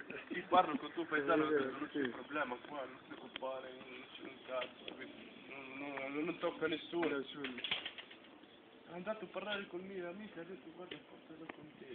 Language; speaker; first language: Italian; non-native, learner; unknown